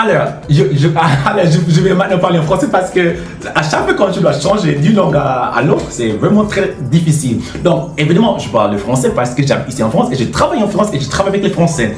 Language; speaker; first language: French; non-native, fluent; English